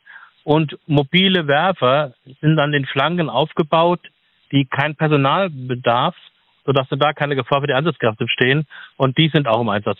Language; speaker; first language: German; native; German